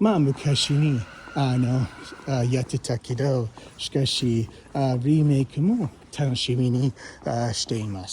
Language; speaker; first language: Japanese; non-native, fluent; English